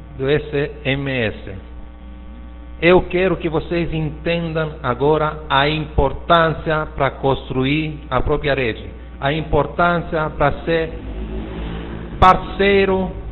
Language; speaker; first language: Portuguese; non-native, fluent; Italian